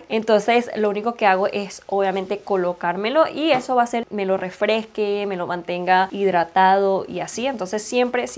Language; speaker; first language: Spanish; non-native, fluent; Chinese